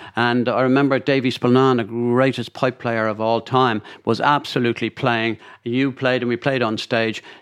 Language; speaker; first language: English; native; English